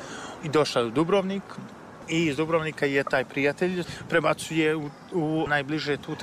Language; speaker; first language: Serbian; native; Serbian